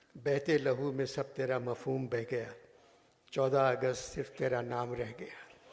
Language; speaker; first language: Urdu; native; Urdu